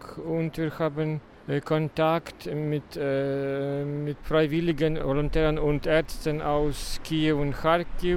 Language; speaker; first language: German; non-native, fluent; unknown